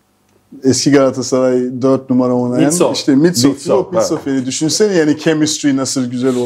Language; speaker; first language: Turkish; non-native, fluent; French